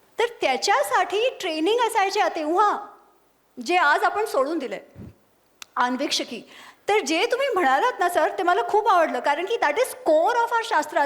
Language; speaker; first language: Marathi; non-native, local second language; Gujarati